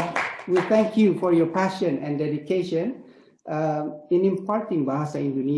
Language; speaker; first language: English; non-native, fluent; Indonesian